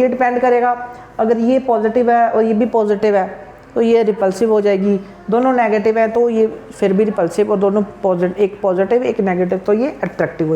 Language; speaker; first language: Hindi; non-native, local second language; Punjabi